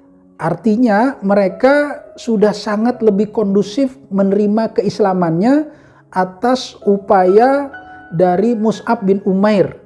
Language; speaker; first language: Indonesian; native; Indonesian